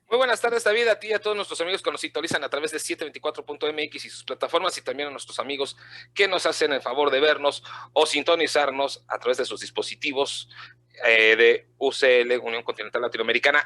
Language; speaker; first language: Spanish; native; Spanish